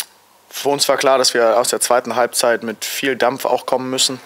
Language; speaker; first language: German; native; German